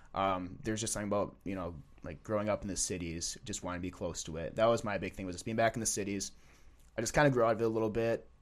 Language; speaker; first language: English; native; English